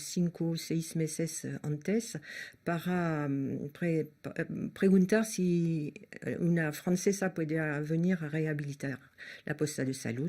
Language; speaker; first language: Spanish; non-native, fluent; French